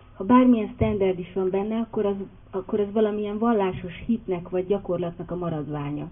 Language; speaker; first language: Hungarian; native; Hungarian